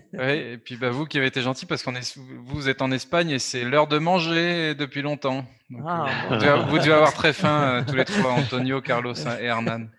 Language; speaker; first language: French; native; French